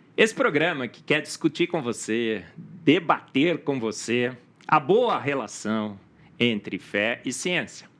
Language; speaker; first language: Portuguese; native; Portuguese